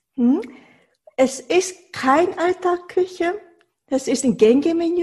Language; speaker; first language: German; non-native, fluent; Japanese